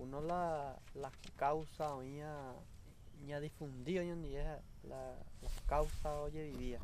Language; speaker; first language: Spanish; non-native, local second language; Guarani